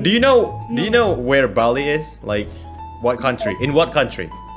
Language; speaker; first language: English; non-native, fluent; Indonesian